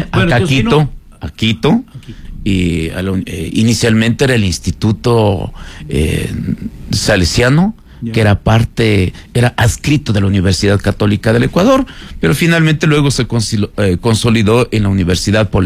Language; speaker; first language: Spanish; native; Spanish